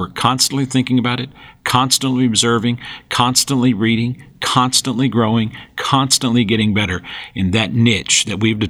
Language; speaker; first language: English; native; English